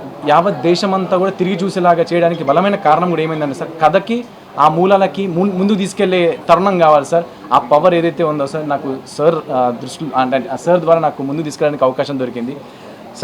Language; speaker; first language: Telugu; native; Telugu